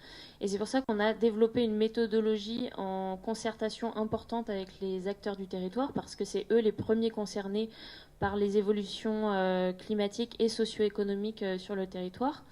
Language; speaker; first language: French; native; French